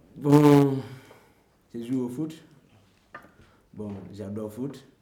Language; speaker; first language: French; non-native, learner; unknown